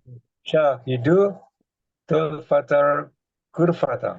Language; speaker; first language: Arabic; non-native, learner; Indonesian